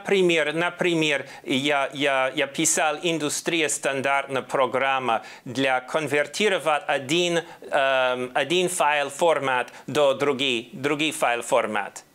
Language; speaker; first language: Russian; non-native, learner; English